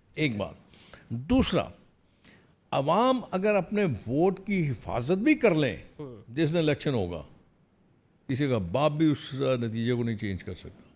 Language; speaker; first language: Urdu; non-native, local second language; Punjabi